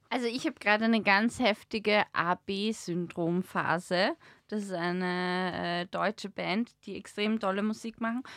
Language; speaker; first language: German; native; German